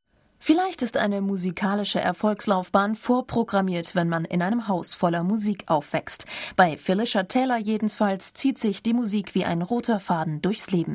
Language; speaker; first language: German; native; German